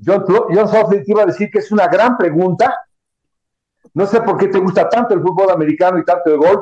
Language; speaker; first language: Spanish; native; Spanish